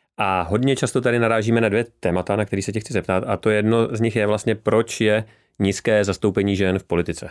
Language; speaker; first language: Czech; native; Czech